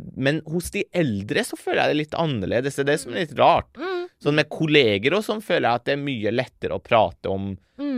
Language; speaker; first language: Norwegian; early bilingual, other home language; Persian